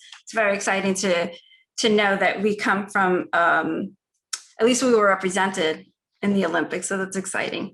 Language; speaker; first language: English; early bilingual, other home language; Spanish